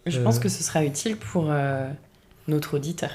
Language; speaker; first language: French; native; French